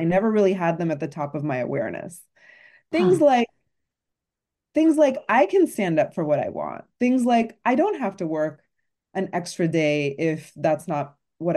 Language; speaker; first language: English; native; English